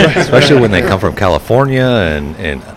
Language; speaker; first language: English; native; English